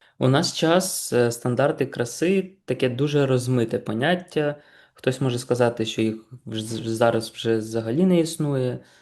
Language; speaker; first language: Ukrainian; native; Ukrainian